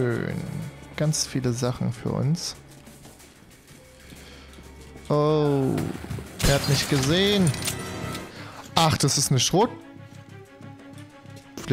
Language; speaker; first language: German; native; German